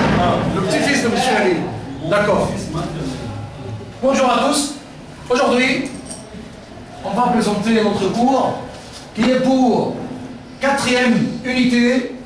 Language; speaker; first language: French; non-native, fluent; Arabic